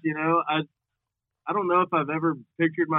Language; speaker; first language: English; native; English